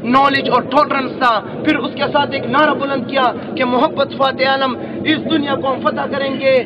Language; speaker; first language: Urdu; non-native, local second language; Pashto